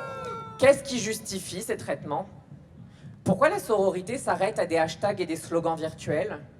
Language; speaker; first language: French; native; French